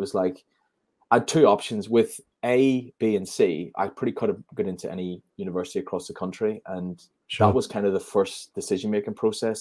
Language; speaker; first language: English; native; English